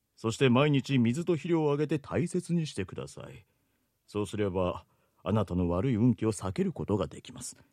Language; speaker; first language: Japanese; native; Japanese